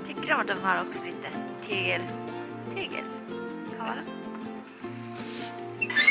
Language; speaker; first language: Swedish; non-native, learner; Japanese